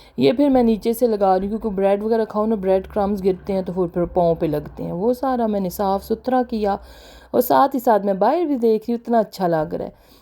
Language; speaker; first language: Urdu; non-native, local second language; Punjabi